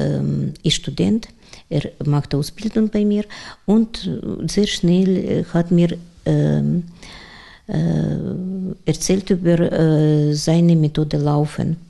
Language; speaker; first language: German; non-native, learner; Russian